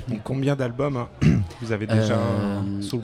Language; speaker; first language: French; native; French